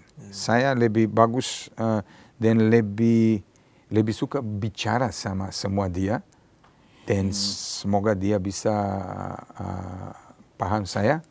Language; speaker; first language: Indonesian; non-native, learner; Serbian